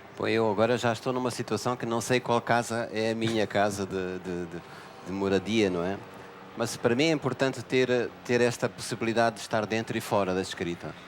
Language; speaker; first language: Portuguese; native; Portuguese